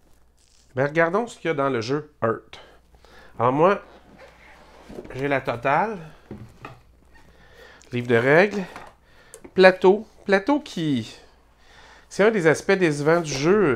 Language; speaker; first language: French; native; French